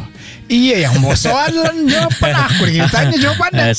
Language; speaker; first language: Malay; native; Malay